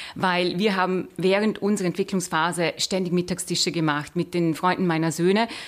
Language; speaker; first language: German; native; German